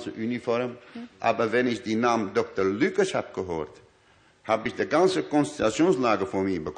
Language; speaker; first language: German; non-native, learner; Dutch